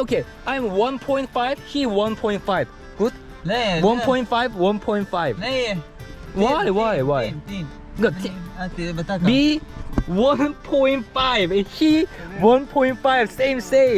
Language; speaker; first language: English; non-native, learner; Korean